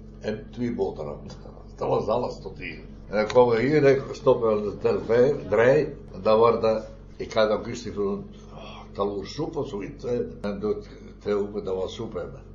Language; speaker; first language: Dutch; non-native, fluent; Italian